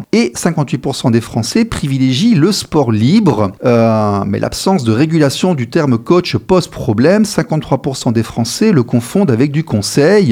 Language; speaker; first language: French; native; French